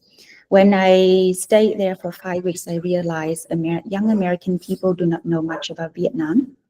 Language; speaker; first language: English; non-native, fluent; Vietnamese